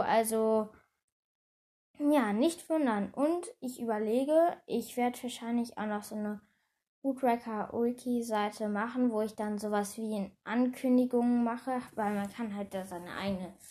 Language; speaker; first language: German; native; German